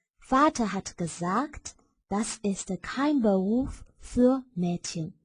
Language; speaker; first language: German; non-native, fluent; Chinese